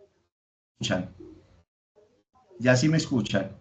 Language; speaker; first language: Spanish; native; Spanish